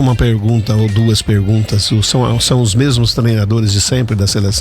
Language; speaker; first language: Portuguese; native; Portuguese